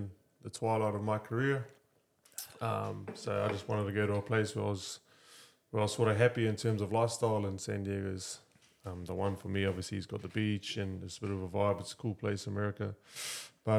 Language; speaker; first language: English; native; English